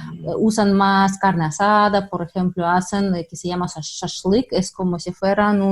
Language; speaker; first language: Spanish; non-native, fluent; Russian